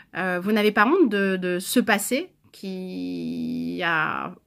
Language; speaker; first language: French; native; French